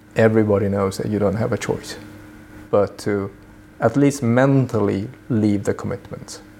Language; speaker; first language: English; early bilingual, other home language; Swedish